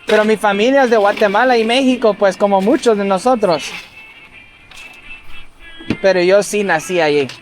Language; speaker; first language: Spanish; early bilingual, heritage; English